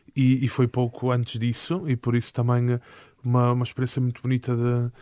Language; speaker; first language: Portuguese; native; Portuguese